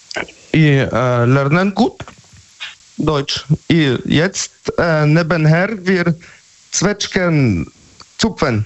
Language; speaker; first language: German; non-native, learner; Polish